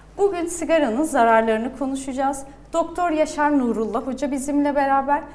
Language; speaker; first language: Turkish; native; Turkish